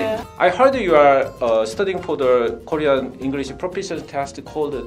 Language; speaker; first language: English; non-native, fluent; Korean